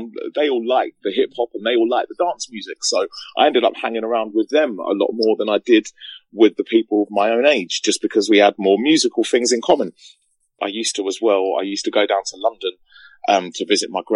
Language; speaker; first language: English; native; English